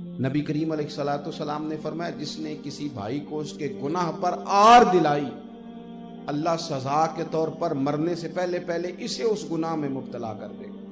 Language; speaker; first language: Urdu; non-native, local second language; Punjabi